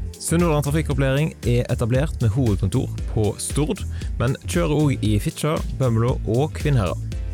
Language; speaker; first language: Norwegian; native; Norwegian